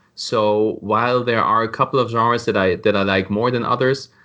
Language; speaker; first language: English; non-native, fluent; German